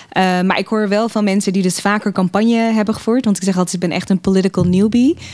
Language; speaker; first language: Dutch; early bilingual, other home language; Tigrinya